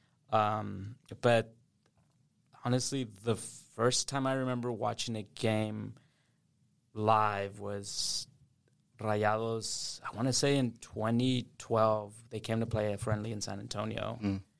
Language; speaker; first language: English; native; English